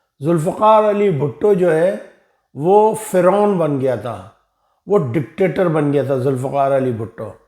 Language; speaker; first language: Urdu; native; Urdu